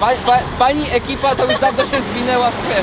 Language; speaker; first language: Polish; native; Polish